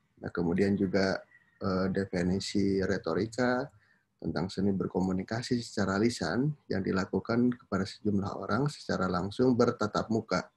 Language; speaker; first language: Indonesian; non-native, local second language; Sundanese